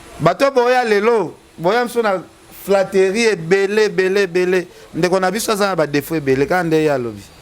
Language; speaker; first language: Lingala; native; Lingala